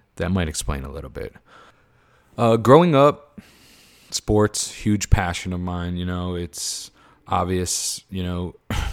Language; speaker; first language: English; native; English